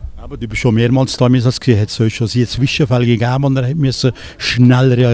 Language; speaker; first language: German; native; German